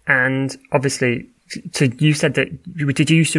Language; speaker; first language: English; native; English